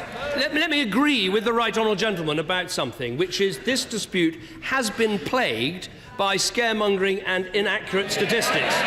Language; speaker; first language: English; native; English